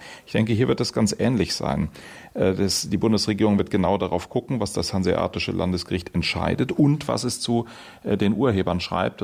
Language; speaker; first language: German; native; German